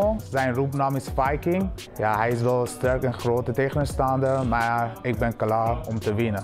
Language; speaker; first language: Dutch; early bilingual, other home language; Persian